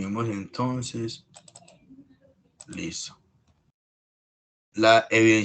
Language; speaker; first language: Spanish; native; Spanish